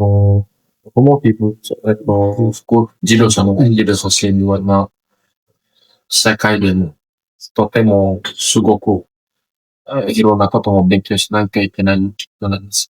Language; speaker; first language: Japanese; non-native, learner; Indonesian